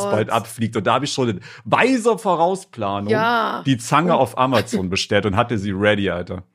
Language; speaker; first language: German; native; German